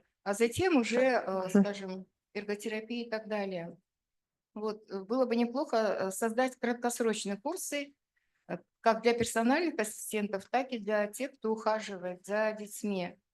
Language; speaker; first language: Russian; native; Russian